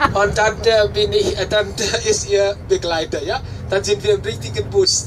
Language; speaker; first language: German; non-native, fluent; Vietnamese